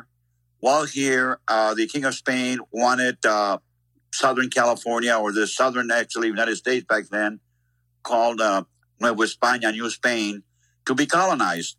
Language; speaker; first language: English; native; English